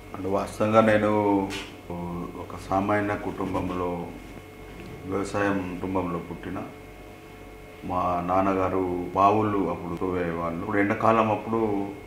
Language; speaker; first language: Telugu; non-native, local second language; Gondi